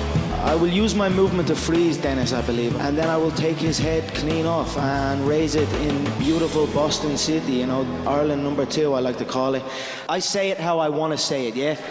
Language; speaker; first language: English; native; English